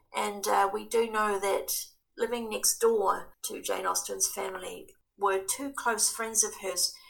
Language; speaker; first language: English; native; English